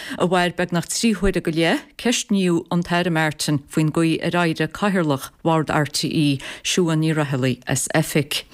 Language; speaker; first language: Irish; native; Irish